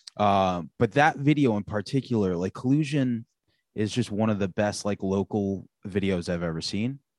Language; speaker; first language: English; native; English